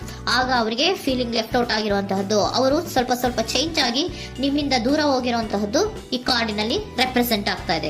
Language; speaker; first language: Kannada; native; Kannada